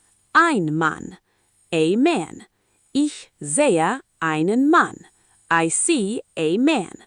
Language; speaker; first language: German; non-native, fluent; Arabic